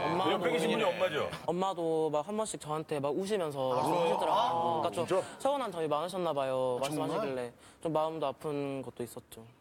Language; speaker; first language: Korean; native; Korean